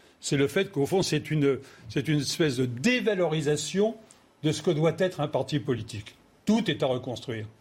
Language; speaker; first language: French; native; French